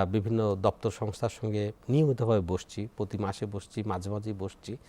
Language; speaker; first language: Bangla; native; Bangla